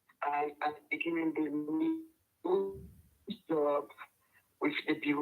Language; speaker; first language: English; non-native, learner; Portuguese